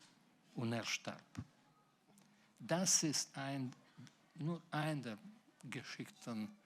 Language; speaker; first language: German; non-native, fluent; Slovenian